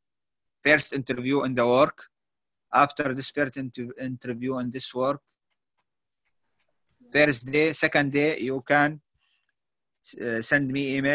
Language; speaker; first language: English; non-native, learner; Arabic